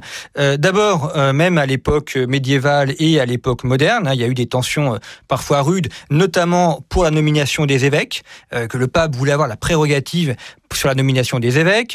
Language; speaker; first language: French; native; French